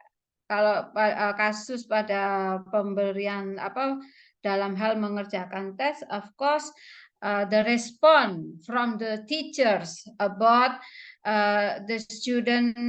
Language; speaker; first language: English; non-native, fluent; Indonesian